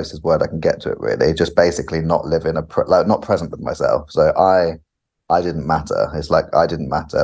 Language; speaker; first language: English; native; English